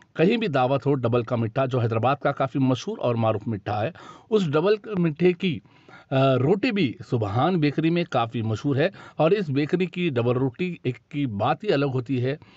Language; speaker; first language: Hindi; non-native, local second language; Urdu